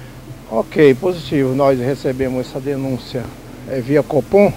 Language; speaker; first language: Portuguese; native; Portuguese